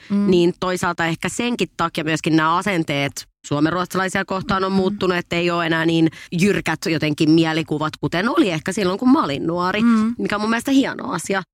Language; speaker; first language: Finnish; non-native, local second language; Swedish